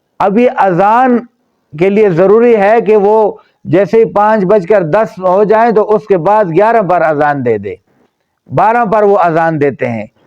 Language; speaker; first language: Urdu; non-native, local second language; Pashto